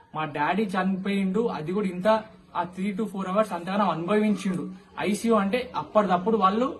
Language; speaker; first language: Telugu; native; Telugu